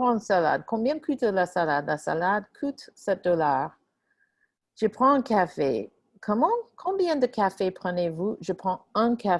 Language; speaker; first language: French; non-native, fluent; English